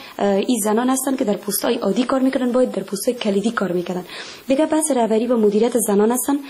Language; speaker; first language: Persian; native; Persian